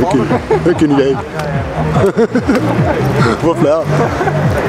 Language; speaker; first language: Danish; native; Danish